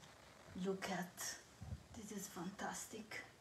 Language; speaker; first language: English; non-native, fluent; Italian